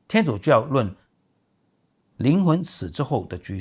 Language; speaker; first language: Chinese; native; Chinese